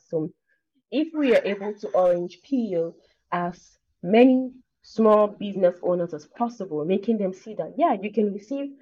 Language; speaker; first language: English; non-native, local second language; Igbo